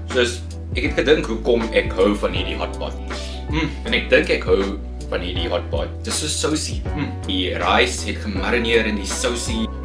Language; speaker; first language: Afrikaans; non-native, learner; Korean